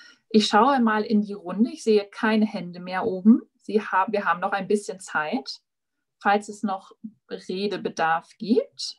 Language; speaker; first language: German; native; German